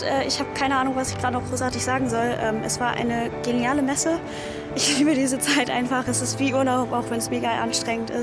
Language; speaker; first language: German; native; German